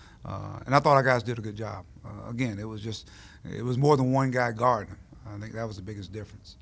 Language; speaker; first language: English; native; English